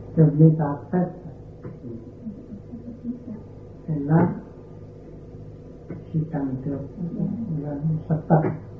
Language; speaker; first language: French; non-native, learner; Vietnamese